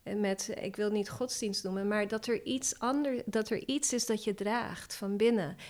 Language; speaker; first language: Dutch; non-native, fluent; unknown